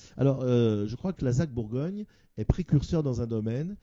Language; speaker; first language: French; native; French